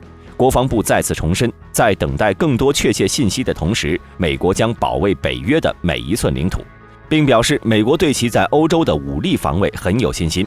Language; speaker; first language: Chinese; native; Chinese